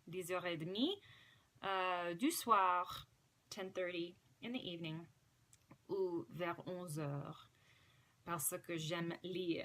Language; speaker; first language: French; non-native, fluent; English